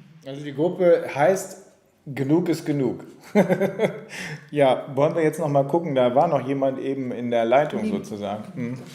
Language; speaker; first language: German; native; German